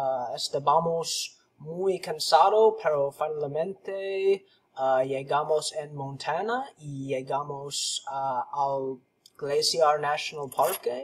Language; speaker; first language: Spanish; non-native, learner; English